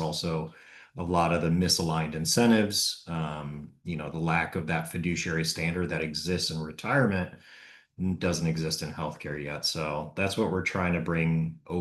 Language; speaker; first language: English; native; English